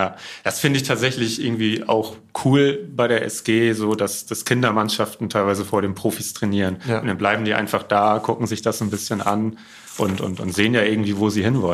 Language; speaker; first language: German; native; German